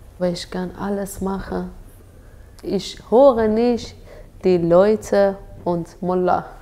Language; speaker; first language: German; non-native, learner; Persian